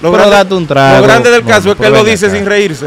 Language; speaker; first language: Spanish; native; Spanish